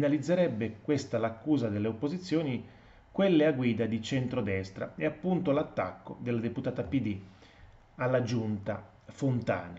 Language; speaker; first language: Italian; native; Italian